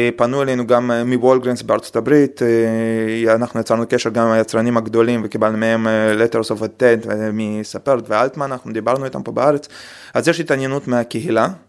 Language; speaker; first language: Hebrew; non-native, fluent; Russian